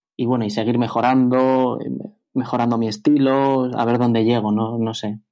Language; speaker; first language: Spanish; native; Spanish